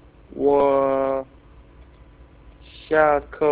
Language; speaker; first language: Chinese; non-native, learner; Korean